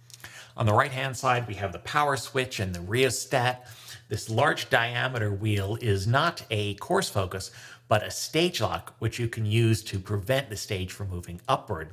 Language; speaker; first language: English; native; English